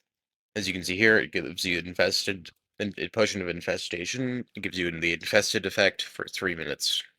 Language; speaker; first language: English; native; English